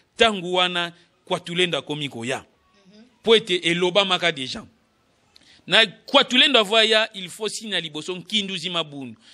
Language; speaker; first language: Lingala; non-native, local second language; Kongo